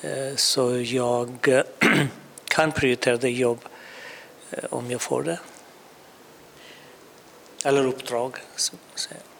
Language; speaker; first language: Swedish; non-native, fluent; Urdu